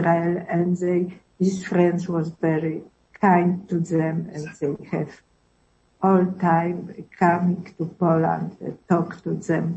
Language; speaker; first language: English; non-native, learner; Polish